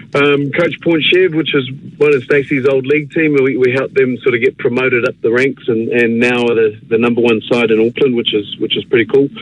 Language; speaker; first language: English; native; English